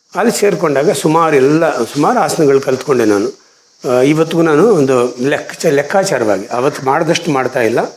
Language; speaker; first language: Kannada; non-native, local second language; Konkani